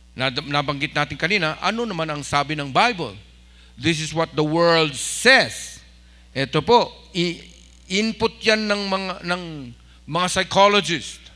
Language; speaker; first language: Filipino; non-native, local second language; Iloko